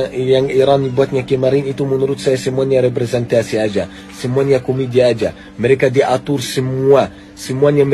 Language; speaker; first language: Indonesian; non-native, fluent; Arabic